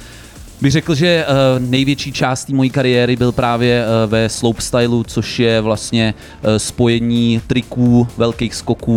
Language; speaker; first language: Czech; native; Czech